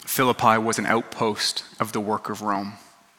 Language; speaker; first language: English; native; English